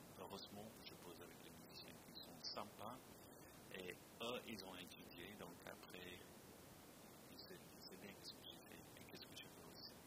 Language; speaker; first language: French; non-native, fluent; English